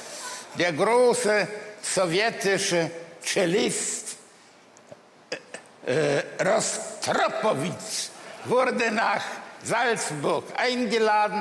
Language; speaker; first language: German; early bilingual, other home language; Polish